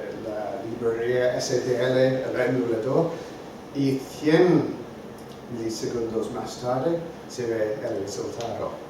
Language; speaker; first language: Spanish; non-native, fluent; English